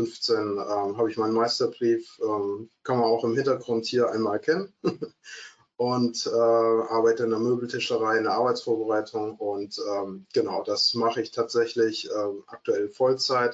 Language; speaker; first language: German; native; German